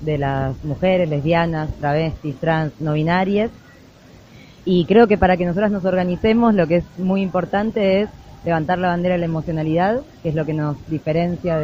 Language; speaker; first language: Spanish; native; Spanish